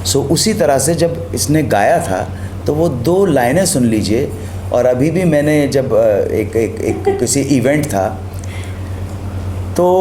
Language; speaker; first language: Hindi; native; Hindi